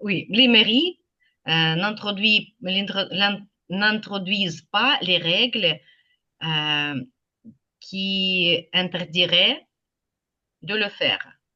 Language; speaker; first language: French; non-native, fluent; Ukrainian